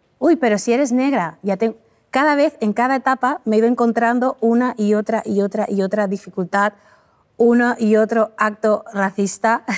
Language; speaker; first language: Spanish; early bilingual, other home language; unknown